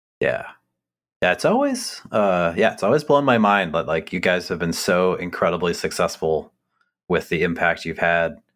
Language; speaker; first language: English; native; English